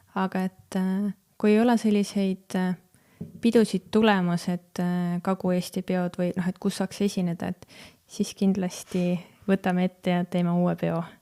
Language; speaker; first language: Estonian; native; Estonian